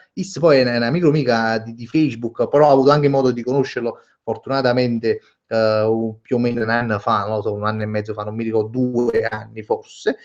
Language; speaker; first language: Italian; native; Italian